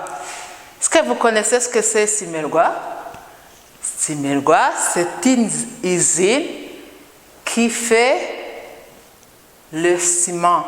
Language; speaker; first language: French; non-native, local second language; Kinyarwanda